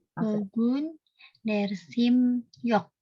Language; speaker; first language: Turkish; non-native, learner; Indonesian